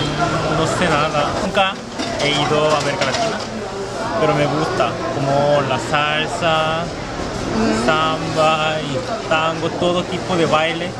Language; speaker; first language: Spanish; non-native, fluent; Korean